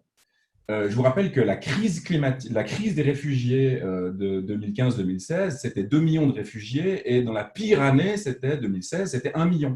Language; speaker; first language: French; native; French